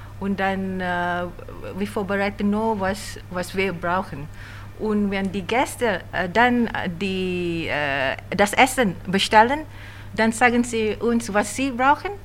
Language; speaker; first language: German; non-native, learner; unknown